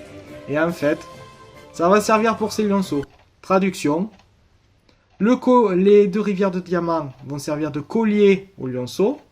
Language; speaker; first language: French; native; French